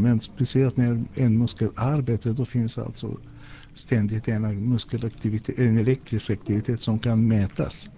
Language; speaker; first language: Swedish; non-native, fluent; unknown